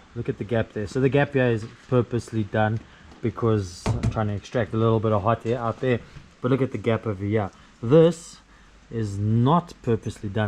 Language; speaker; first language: English; native; English